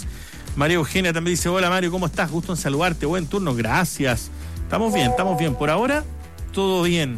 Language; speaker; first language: Spanish; native; Spanish